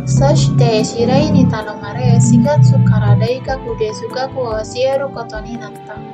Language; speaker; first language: Japanese; non-native, learner; Indonesian